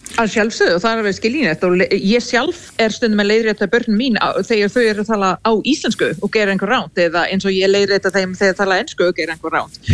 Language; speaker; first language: Icelandic; non-native, fluent; English